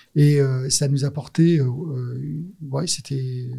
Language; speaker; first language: French; native; French